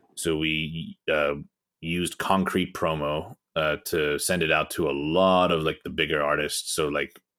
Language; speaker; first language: English; native; English